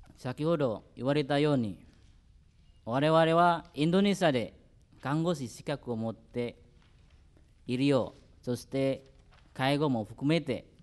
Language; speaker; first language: Japanese; non-native, fluent; Indonesian